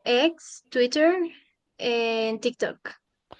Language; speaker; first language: English; non-native, learner; Spanish